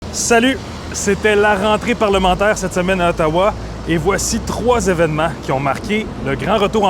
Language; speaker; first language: French; native; French